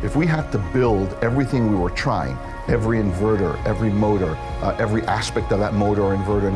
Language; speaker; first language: English; native; English